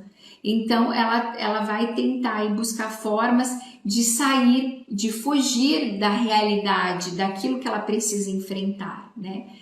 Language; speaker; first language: Portuguese; native; Portuguese